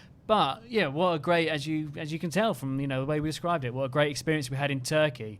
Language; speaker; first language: English; native; English